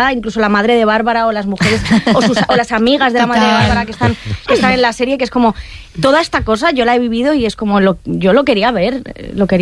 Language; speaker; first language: Spanish; native; Spanish